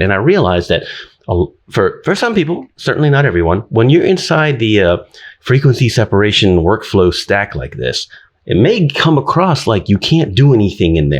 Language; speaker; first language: English; native; English